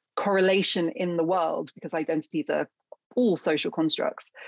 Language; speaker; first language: English; early bilingual, other home language; Akan